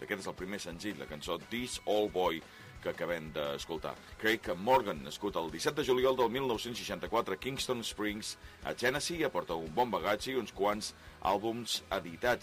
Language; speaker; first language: Catalan; native; Catalan